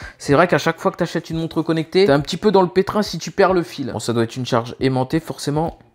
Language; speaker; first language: French; native; French